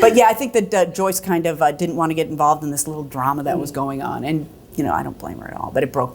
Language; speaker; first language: English; native; English